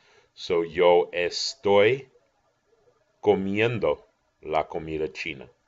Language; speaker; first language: Spanish; non-native, fluent; English